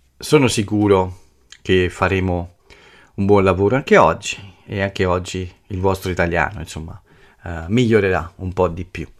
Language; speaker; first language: Italian; native; Italian